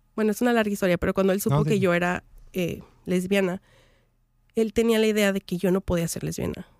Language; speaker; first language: Spanish; native; Spanish